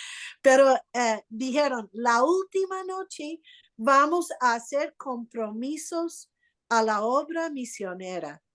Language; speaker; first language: Spanish; non-native, fluent; English